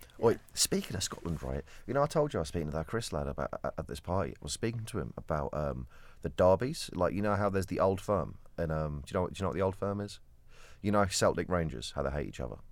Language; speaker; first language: English; native; English